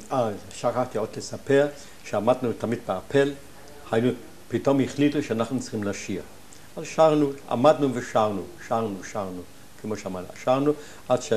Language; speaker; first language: Hebrew; non-native, fluent; German